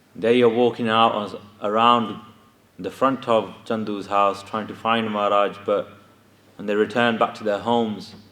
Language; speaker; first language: English; early bilingual, other home language; Punjabi